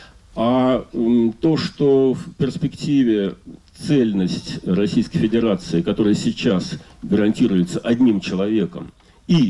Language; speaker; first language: Russian; native; Russian